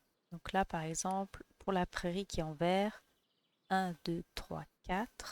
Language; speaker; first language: French; native; French